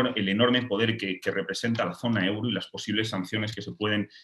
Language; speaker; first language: Spanish; native; Spanish